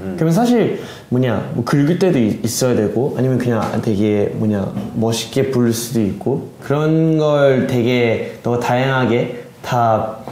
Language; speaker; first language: Korean; early bilingual, heritage; Korean